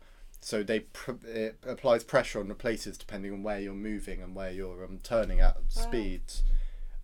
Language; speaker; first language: English; native; English